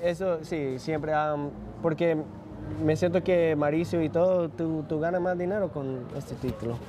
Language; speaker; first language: Spanish; early bilingual, heritage; English